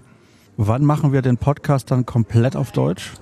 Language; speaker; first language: German; native; German